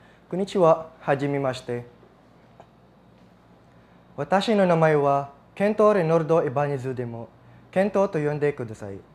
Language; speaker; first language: Japanese; non-native, learner; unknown